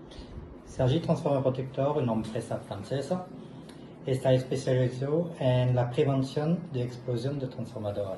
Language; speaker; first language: Spanish; non-native, fluent; French